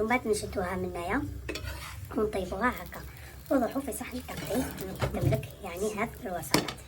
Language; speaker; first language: Arabic; native; Arabic